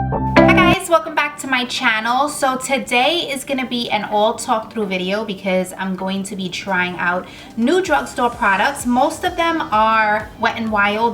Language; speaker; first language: English; native; English